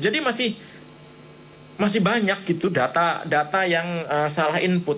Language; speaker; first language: Indonesian; native; Indonesian